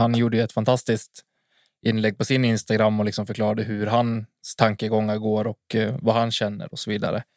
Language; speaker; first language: Swedish; native; Swedish